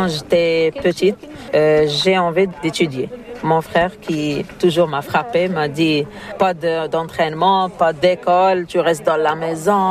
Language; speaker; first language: French; non-native, learner; Arabic